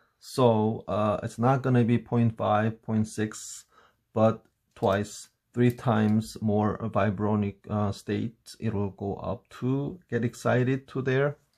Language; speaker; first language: English; non-native, fluent; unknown